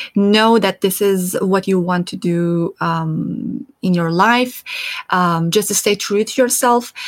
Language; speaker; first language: English; non-native, fluent; Persian